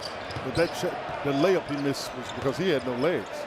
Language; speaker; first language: English; native; English